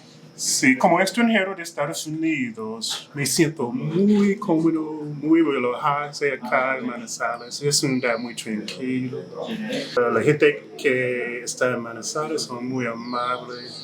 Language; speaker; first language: Spanish; non-native, fluent; English